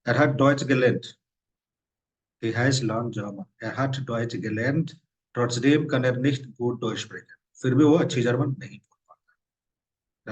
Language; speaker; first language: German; non-native, fluent; Hindi